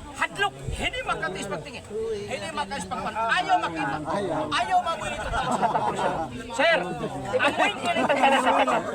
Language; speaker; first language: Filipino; non-native, local second language; Cebuano